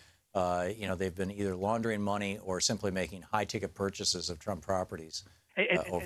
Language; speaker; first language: English; native; English